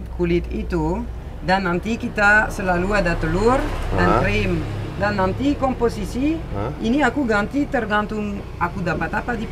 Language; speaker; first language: Indonesian; non-native, fluent; French